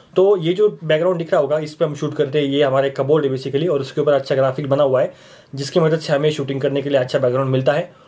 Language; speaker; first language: Hindi; non-native, local second language; Marathi